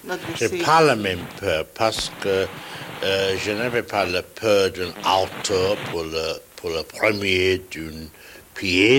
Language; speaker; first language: French; non-native, learner; English